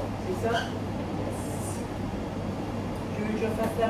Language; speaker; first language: French; native; French